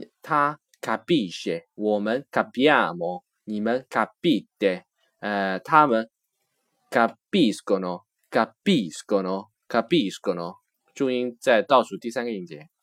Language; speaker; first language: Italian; non-native, fluent; Chinese